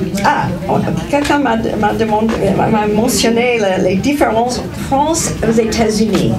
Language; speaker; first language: French; non-native, fluent; English